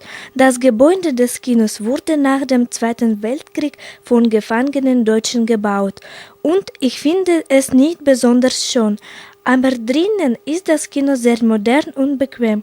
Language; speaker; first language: German; non-native, learner; Russian